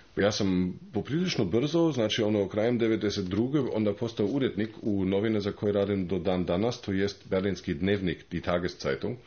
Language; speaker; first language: Croatian; non-native, fluent; German